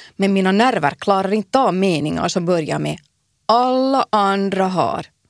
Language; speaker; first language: Swedish; native; Swedish